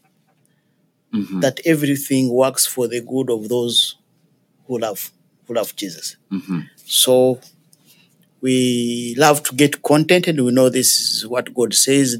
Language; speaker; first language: English; non-native, local second language; Ganda